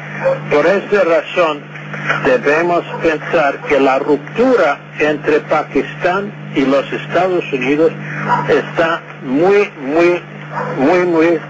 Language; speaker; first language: Spanish; non-native, fluent; English